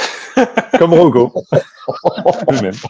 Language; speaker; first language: French; native; French